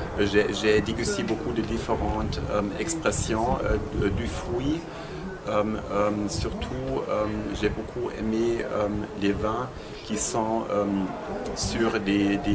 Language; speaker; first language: French; non-native, fluent; German